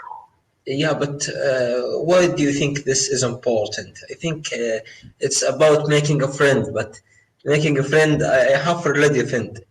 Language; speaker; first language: English; non-native, learner; Arabic